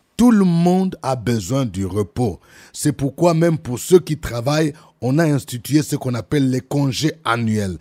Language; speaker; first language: French; non-native, local second language; Lingala